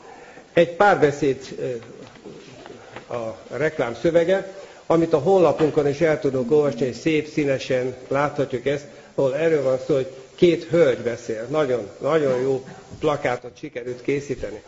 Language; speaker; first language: Hungarian; native; Hungarian